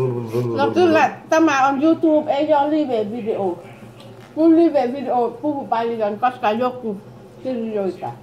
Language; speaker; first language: Finnish; non-native, learner; Northeastern Thai